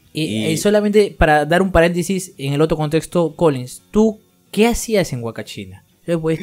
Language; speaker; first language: Spanish; native; Spanish